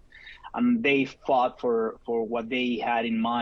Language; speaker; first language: English; non-native, fluent; Spanish